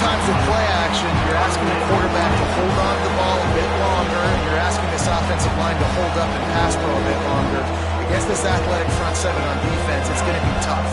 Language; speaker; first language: English; native; English